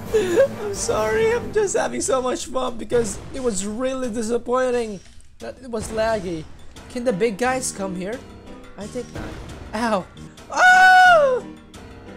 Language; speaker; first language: English; non-native, local second language; Filipino